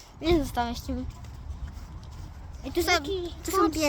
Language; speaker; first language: Polish; native; Polish